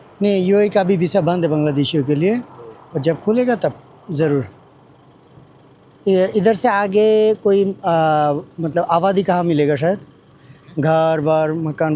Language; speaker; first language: Hindi; non-native, learner; Bangla